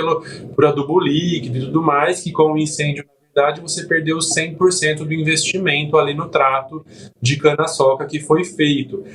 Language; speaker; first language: Portuguese; native; Portuguese